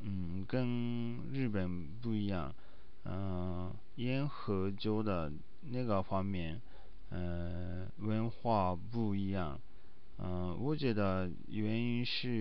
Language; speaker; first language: Chinese; non-native, learner; Japanese